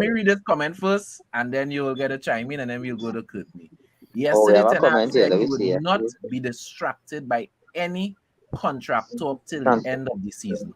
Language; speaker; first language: English; native; English